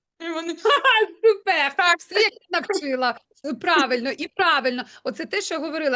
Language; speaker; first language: Ukrainian; native; Ukrainian